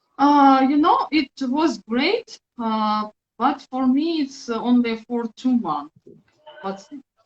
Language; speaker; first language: English; non-native, learner; Russian